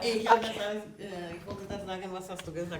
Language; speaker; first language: German; non-native, learner; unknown